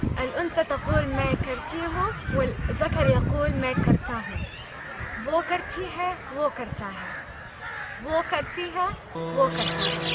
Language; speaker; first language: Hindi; non-native, learner; Arabic